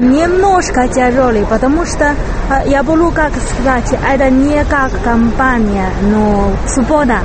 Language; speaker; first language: Russian; non-native, learner; Chinese